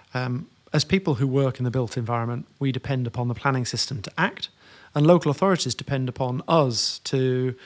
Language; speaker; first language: English; native; English